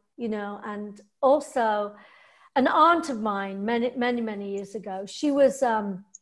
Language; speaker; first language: English; native; English